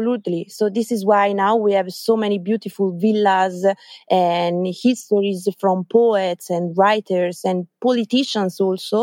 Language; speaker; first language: English; non-native, fluent; Italian